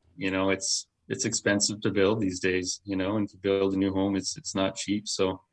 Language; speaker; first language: English; native; English